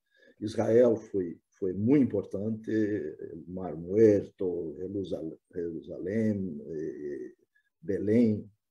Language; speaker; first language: Spanish; non-native, fluent; Portuguese